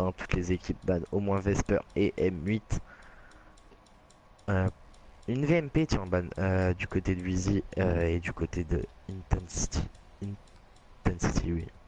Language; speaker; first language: French; native; French